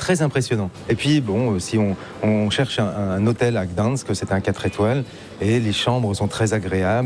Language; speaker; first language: French; native; French